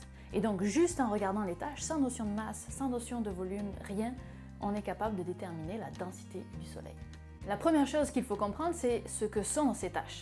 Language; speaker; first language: French; native; French